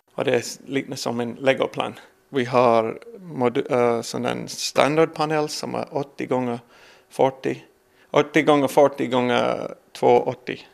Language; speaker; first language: Swedish; non-native, learner; English